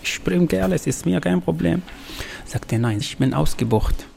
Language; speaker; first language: German; non-native, fluent; Arabic